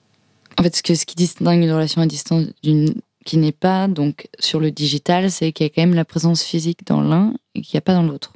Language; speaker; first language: French; native; French